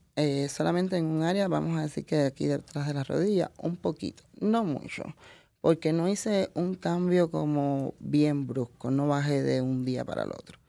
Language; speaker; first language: Spanish; native; Spanish